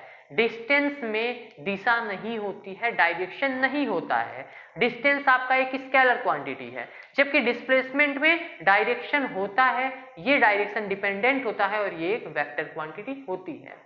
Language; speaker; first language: Hindi; native; Hindi